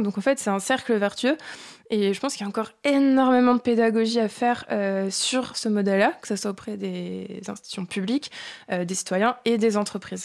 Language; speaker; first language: French; native; French